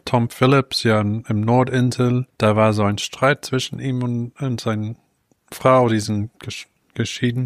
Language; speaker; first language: German; non-native, fluent; English